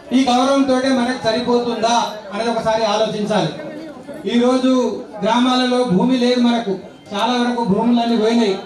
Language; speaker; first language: Telugu; non-native, local second language; Lambadi